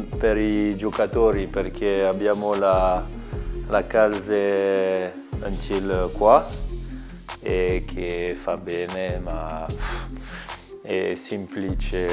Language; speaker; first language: Italian; non-native, learner; French